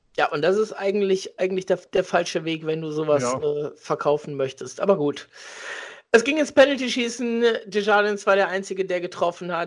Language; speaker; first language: German; native; German